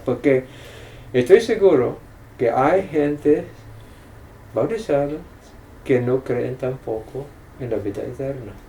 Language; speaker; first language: Spanish; non-native, fluent; English